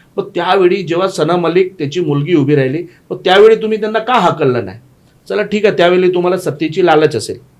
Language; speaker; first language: Marathi; non-native, local second language; Gujarati